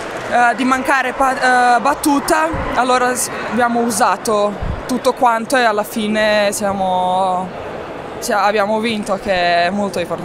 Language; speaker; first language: Italian; non-native, fluent; Serbian